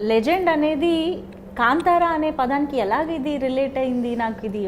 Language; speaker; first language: Telugu; native; Telugu